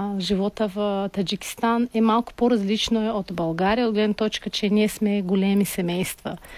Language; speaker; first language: Bulgarian; non-native, fluent; Tajik